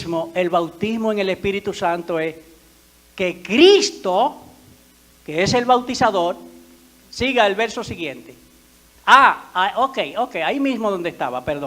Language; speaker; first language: Spanish; native; Spanish